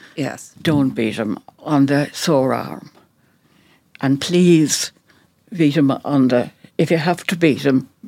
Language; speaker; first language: English; native; English